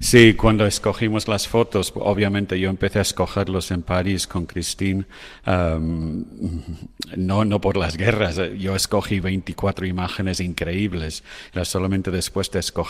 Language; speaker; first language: Spanish; non-native, fluent; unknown